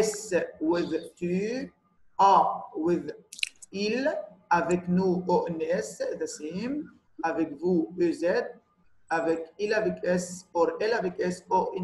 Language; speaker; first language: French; non-native, fluent; Arabic